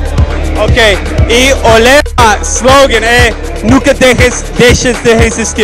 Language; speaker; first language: Portuguese; non-native, learner; Spanish